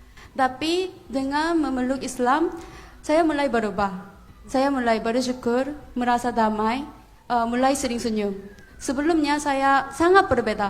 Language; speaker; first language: Indonesian; non-native, fluent; Korean